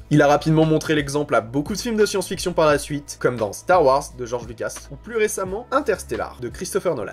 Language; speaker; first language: French; native; French